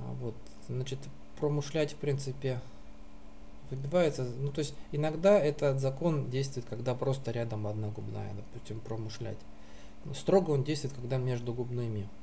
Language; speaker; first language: Russian; native; Russian